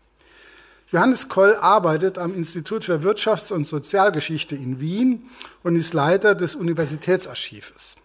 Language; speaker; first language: German; native; German